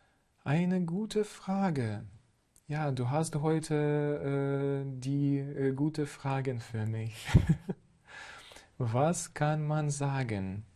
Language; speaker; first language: German; non-native, fluent; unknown